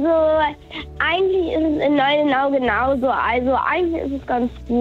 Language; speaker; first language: German; native; German